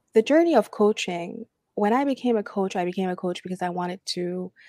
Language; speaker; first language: English; non-native, fluent; Arabic